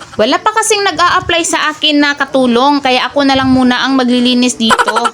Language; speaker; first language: Filipino; non-native, local second language; Cebuano